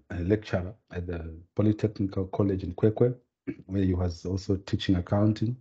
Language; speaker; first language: English; non-native, local second language; Shona